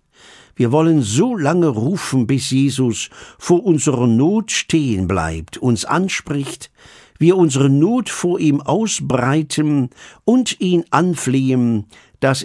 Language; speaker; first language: German; native; German